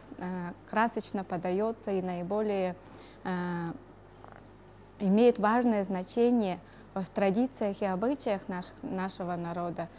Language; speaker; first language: Russian; non-native, local second language; Tuvinian